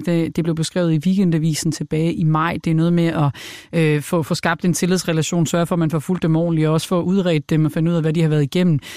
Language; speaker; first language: Danish; native; Danish